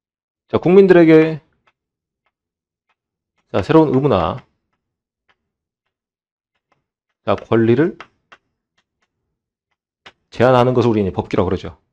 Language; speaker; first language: Korean; native; Korean